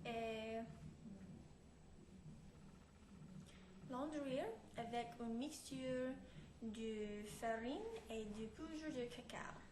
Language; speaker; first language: French; non-native, learner; English